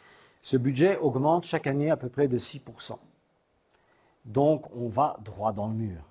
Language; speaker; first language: French; native; French